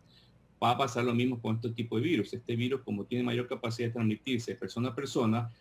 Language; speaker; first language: Spanish; native; Spanish